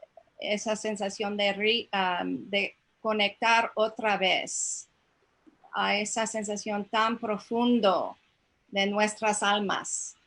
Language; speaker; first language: Spanish; non-native, fluent; English